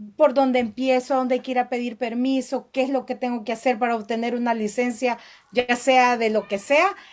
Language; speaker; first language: Spanish; native; Spanish